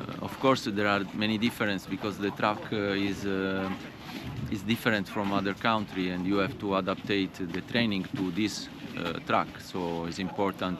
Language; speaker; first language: English; non-native, fluent; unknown